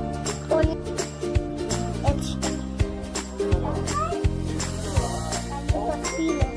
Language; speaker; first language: German; early bilingual, other home language; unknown